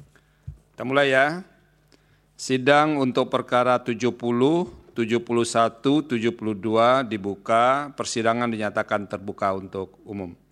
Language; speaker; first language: Indonesian; native; Indonesian